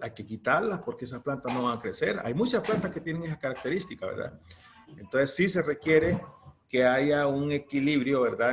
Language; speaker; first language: Spanish; native; Spanish